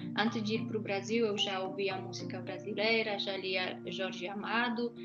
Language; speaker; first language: Portuguese; non-native, fluent; Polish